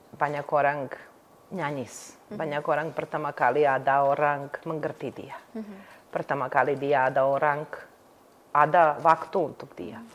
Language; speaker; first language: Indonesian; non-native, learner; Serbian